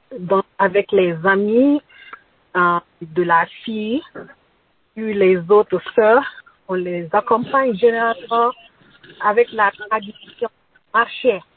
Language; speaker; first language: French; non-native, local second language; Bambara